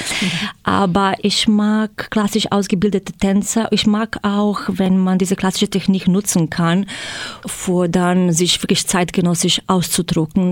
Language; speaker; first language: German; non-native, fluent; Croatian